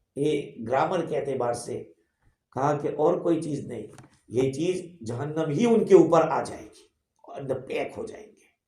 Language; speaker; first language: Urdu; non-native, local second language; Gujarati